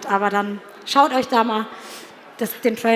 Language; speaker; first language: German; native; German